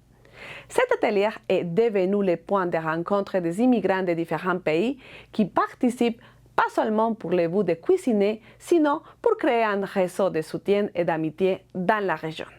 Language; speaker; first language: French; non-native, fluent; Spanish